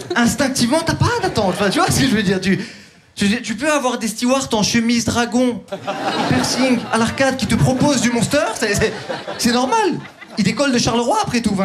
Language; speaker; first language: French; early bilingual, other home language; Turkish